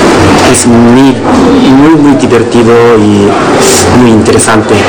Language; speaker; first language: Spanish; non-native, learner; Japanese